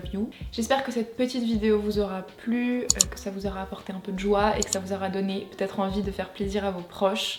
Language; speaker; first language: French; native; French